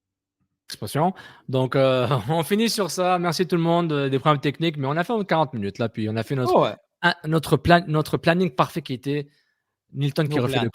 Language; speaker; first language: French; native; French